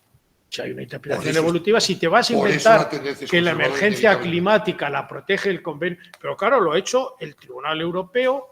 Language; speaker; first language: Spanish; native; Spanish